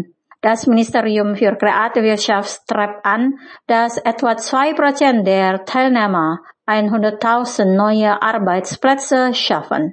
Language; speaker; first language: German; non-native, fluent; Indonesian